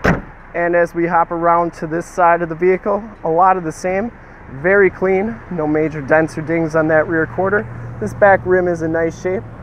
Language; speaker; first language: English; native; English